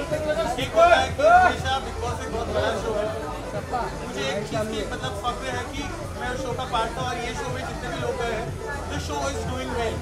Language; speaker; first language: Hindi; native; Hindi